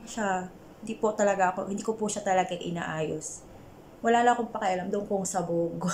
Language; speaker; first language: Filipino; non-native, local second language; Iloko